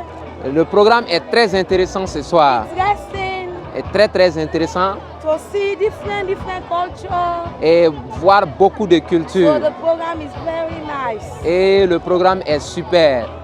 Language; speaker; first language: French; non-native, learner; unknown